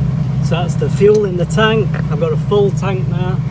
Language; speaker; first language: English; native; English